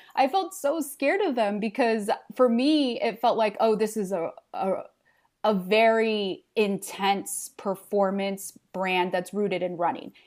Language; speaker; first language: English; early bilingual, other home language; Spanish